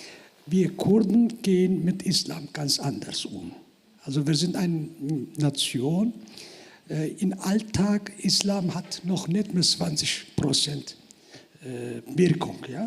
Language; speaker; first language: German; non-native, fluent; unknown